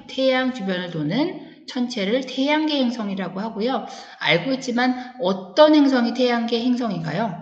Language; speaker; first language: Korean; native; Korean